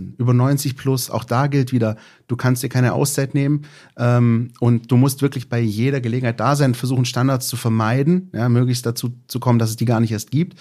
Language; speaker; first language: German; native; German